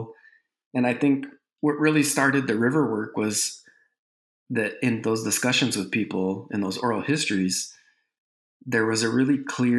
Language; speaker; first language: English; native; English